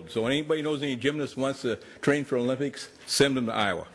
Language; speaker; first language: English; native; English